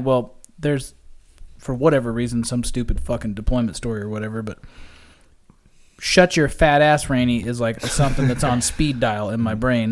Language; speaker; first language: English; native; English